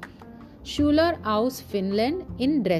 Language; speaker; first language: German; non-native, fluent; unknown